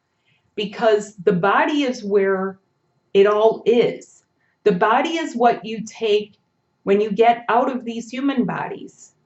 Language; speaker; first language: English; native; English